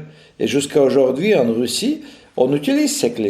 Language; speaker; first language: French; non-native, fluent; Russian